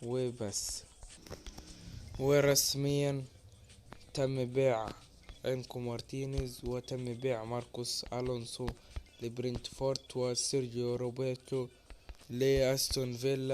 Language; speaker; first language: Arabic; native; Arabic